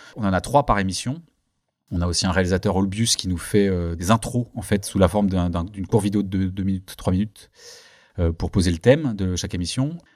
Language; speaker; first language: French; early bilingual, other home language; Turkish